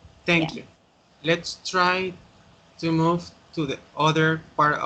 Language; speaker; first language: English; non-native, learner; Spanish